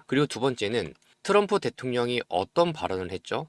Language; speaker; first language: Korean; native; Korean